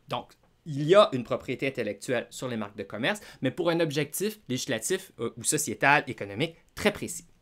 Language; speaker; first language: French; native; French